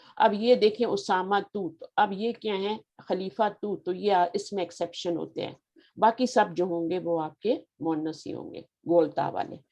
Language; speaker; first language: Urdu; native; Urdu